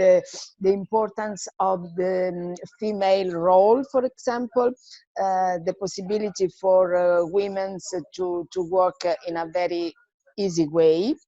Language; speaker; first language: English; non-native, fluent; Italian